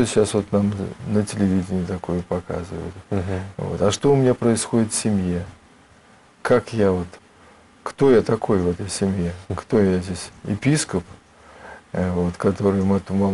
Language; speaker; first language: Russian; native; Russian